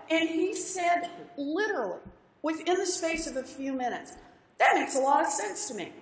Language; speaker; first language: English; native; English